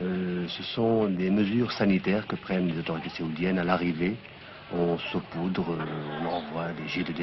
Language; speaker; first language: French; non-native, local second language; Arabic